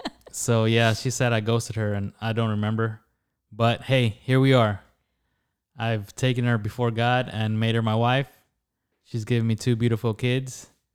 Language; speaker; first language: English; early bilingual, other home language; Spanish